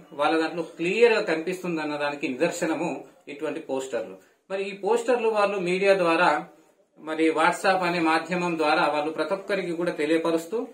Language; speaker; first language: Telugu; non-native, local second language; Lambadi